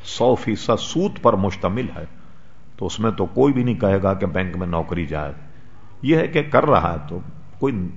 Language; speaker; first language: Urdu; native; Urdu